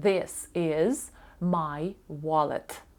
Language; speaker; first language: English; non-native, fluent; Ukrainian